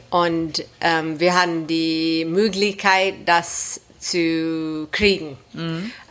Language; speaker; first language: German; non-native, fluent; English